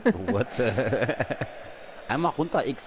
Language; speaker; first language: German; native; German